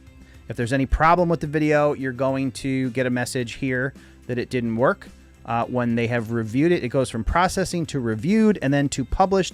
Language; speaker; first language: English; native; English